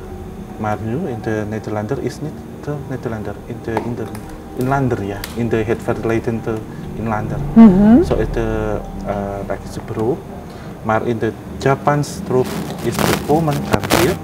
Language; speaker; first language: Dutch; non-native, learner; Indonesian